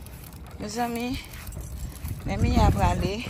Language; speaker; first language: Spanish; non-native, learner; Haitian Creole